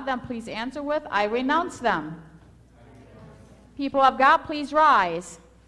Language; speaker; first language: English; native; English